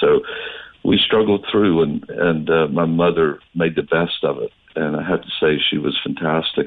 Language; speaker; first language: English; native; English